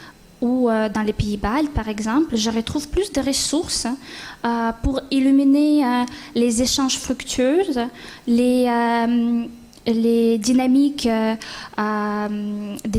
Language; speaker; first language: French; non-native, fluent; Ukrainian